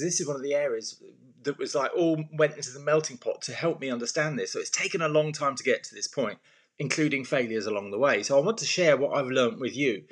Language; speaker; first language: English; native; English